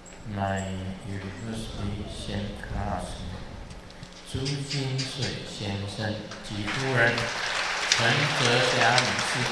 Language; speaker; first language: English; non-native, learner; Chinese